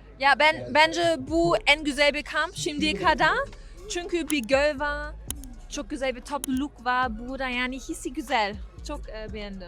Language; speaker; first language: Turkish; non-native, fluent; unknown